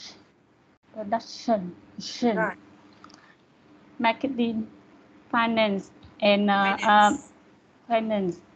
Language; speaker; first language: English; non-native, learner; Vietnamese